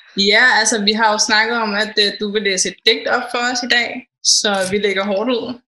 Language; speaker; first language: Danish; native; Danish